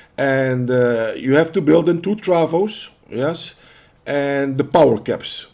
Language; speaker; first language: English; non-native, fluent; Dutch